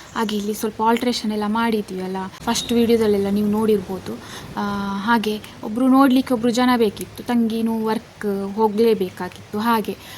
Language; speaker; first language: Kannada; non-native, local second language; Tulu